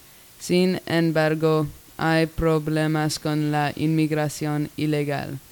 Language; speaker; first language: Spanish; non-native, learner; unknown